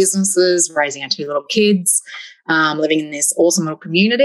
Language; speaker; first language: English; native; English